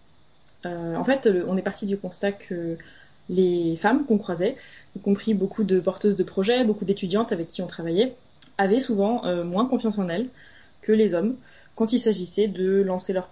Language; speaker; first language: French; native; French